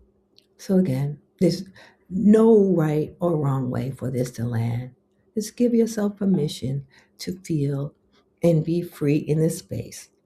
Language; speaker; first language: English; native; English